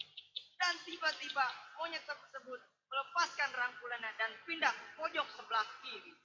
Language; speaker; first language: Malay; non-native, local second language; Sundanese